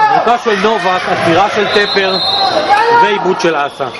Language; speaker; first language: Hebrew; native; Hebrew